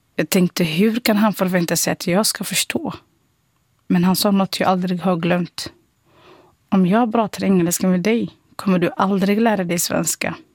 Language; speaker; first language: Swedish; non-native, fluent; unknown